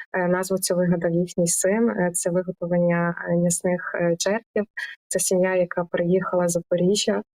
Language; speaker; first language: Ukrainian; native; Ukrainian